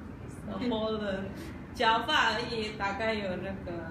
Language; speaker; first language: Chinese; non-native, learner; Javanese